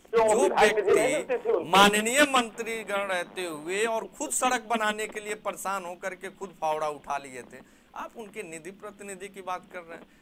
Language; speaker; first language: Hindi; native; Hindi